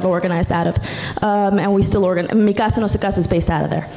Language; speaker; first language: English; native; English